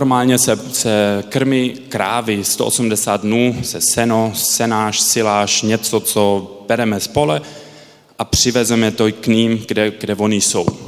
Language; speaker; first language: Czech; early bilingual, heritage; Czech